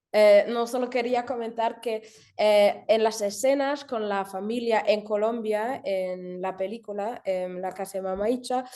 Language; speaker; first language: Spanish; early bilingual, heritage; German